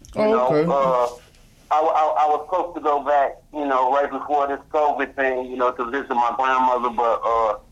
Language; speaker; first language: English; native; English